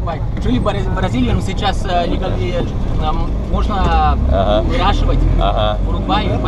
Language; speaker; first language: Russian; early bilingual, heritage; Russian